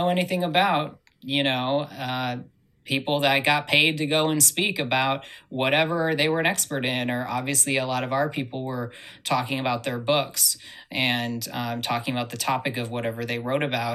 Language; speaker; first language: English; native; English